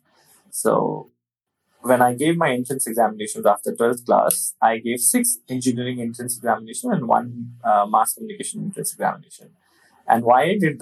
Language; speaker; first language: English; non-native, local second language; Hindi